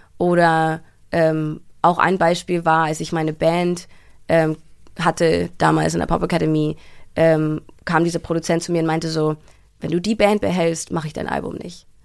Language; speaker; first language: German; early bilingual, heritage; English